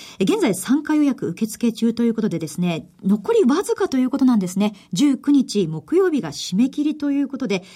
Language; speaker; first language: Japanese; native; Japanese